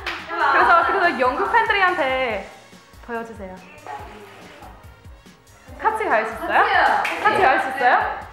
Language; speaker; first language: Korean; non-native, learner; English